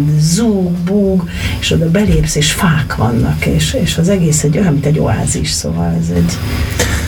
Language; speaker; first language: Hungarian; native; Hungarian